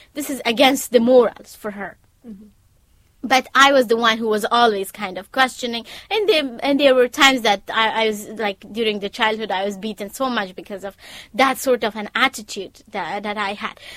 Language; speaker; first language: English; non-native, fluent; Persian